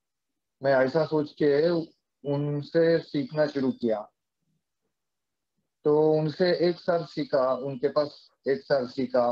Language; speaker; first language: Hindi; non-native, fluent; Japanese